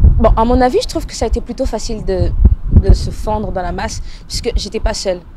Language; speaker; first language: French; non-native, local second language; Lingala